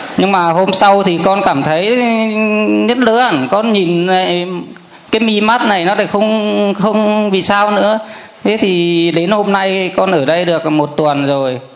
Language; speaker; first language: Vietnamese; non-native, local second language; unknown